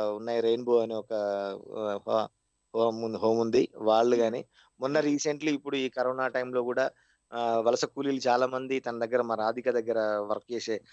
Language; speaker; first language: Telugu; native; Telugu